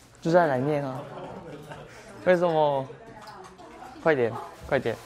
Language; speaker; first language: Chinese; non-native, learner; Korean